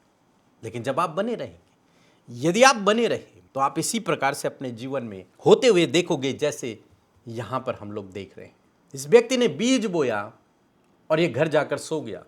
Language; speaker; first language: Hindi; native; Hindi